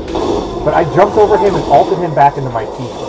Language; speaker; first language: English; native; English